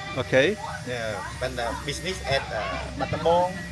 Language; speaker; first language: English; non-native, learner; Khmer